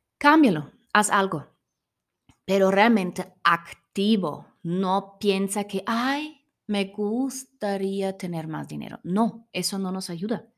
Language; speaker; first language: Spanish; non-native, learner; German